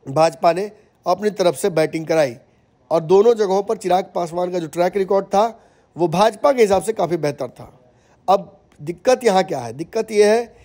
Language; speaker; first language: Hindi; native; Hindi